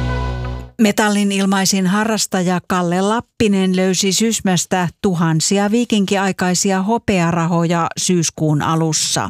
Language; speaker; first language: Finnish; native; Finnish